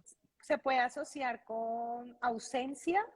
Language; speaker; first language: Spanish; native; Spanish